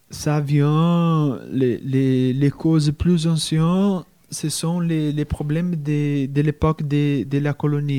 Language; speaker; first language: French; non-native, fluent; Portuguese